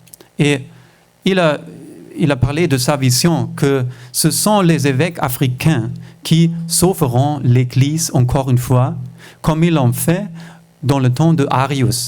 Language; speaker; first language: French; non-native, fluent; German